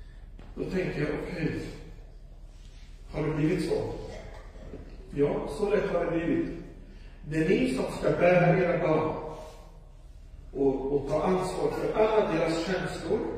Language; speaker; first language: Swedish; non-native, fluent; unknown